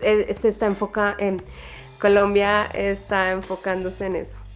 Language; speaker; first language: Portuguese; non-native, learner; Spanish